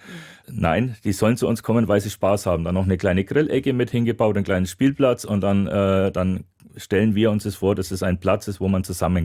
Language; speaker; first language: German; native; German